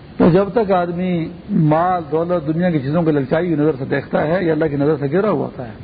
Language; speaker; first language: Urdu; non-native, local second language; Pashto